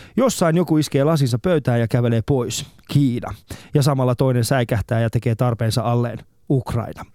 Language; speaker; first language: Finnish; early bilingual, other home language; Persian